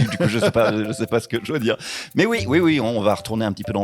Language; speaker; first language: French; native; French